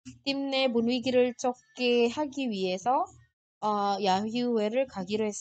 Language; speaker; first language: Korean; non-native, fluent; Indonesian